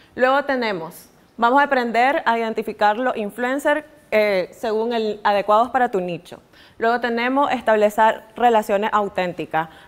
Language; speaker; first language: Spanish; native; Spanish